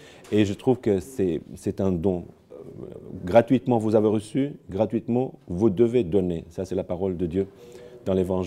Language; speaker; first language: French; non-native, fluent; Arabic